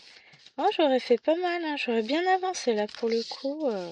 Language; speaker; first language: French; native; French